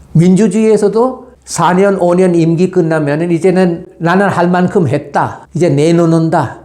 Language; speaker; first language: Korean; non-native, fluent; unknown